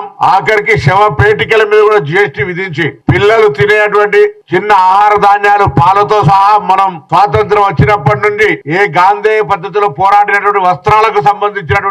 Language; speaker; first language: Telugu; native; Telugu